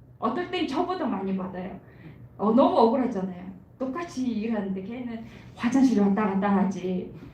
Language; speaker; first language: Korean; non-native, fluent; Mongolian